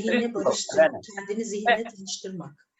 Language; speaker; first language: Turkish; native; Turkish